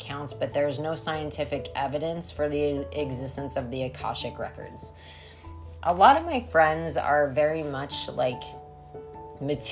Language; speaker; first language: English; native; English